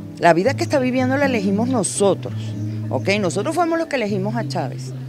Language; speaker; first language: Spanish; native; Spanish